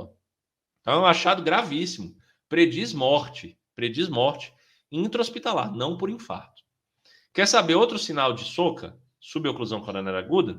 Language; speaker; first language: Portuguese; native; Portuguese